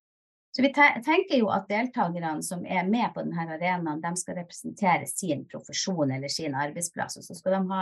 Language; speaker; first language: Norwegian; native; Norwegian